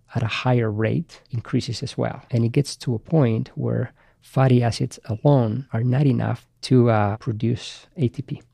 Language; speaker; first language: English; non-native, fluent; Spanish